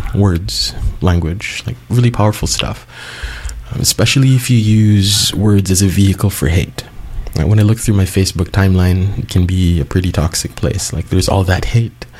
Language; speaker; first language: English; non-native, local second language; Cebuano